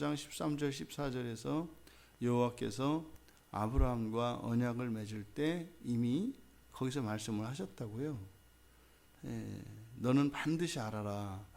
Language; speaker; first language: Korean; native; Korean